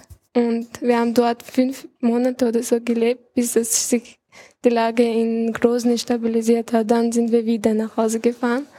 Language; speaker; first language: German; early bilingual, other home language; Chechen